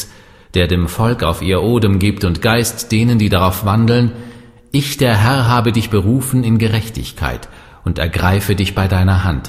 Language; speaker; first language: German; native; German